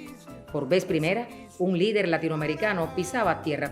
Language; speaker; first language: Spanish; native; Spanish